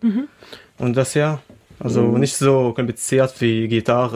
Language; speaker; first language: German; non-native, learner; Arabic